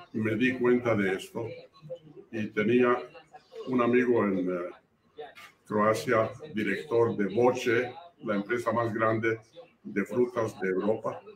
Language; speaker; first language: Spanish; non-native, fluent; Croatian